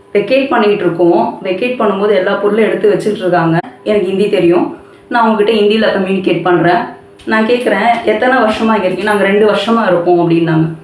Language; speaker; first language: Tamil; non-native, local second language; Telugu